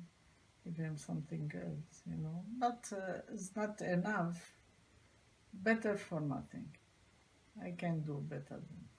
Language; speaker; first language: English; non-native, learner; Arabic